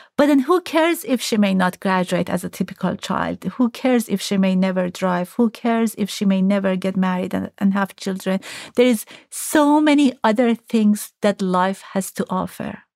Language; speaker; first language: English; non-native, fluent; Persian